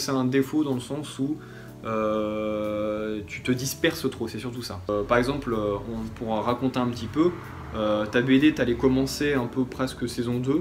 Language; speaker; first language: French; native; French